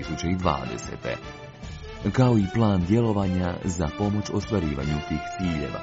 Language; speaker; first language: Croatian; native; Croatian